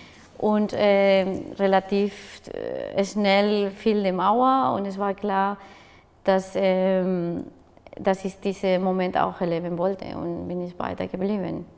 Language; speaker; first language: German; non-native, fluent; Spanish